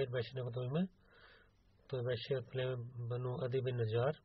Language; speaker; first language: Bulgarian; non-native, learner; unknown